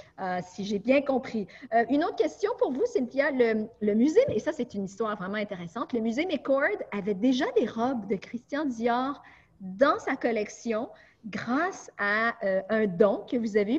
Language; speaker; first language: French; native; French